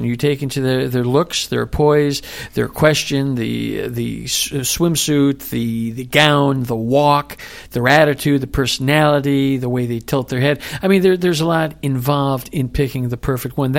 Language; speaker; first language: English; native; English